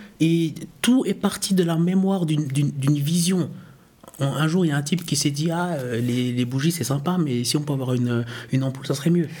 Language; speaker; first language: French; early bilingual, other home language; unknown